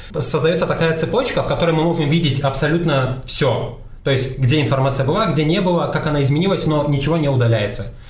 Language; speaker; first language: Russian; non-native, local second language; Tajik